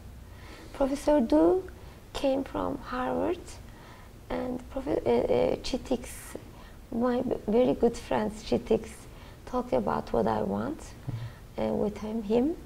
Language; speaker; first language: English; non-native, learner; Turkish